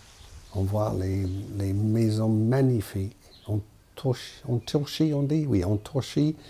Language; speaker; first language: French; non-native, fluent; English